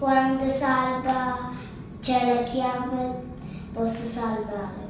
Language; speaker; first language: Italian; early bilingual, other home language; Bangla